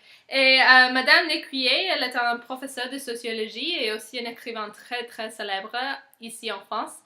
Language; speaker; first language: French; non-native, learner; English